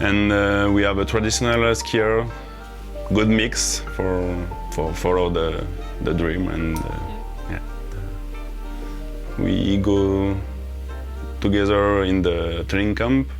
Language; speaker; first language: English; non-native, learner; French